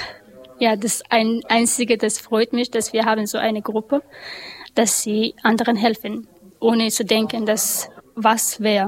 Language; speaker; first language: German; non-native, learner; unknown